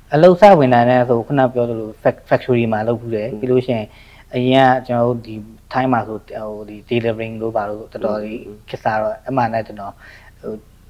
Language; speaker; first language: Burmese; native; Burmese